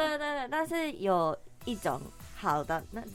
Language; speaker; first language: Chinese; non-native, fluent; Japanese